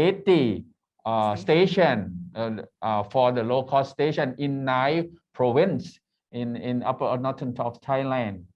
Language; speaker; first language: English; non-native, learner; Thai